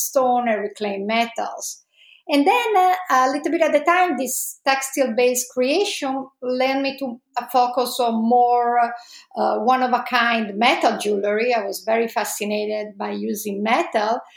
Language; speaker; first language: English; non-native, fluent; Italian